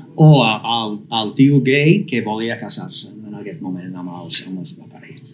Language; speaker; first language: Catalan; non-native, fluent; English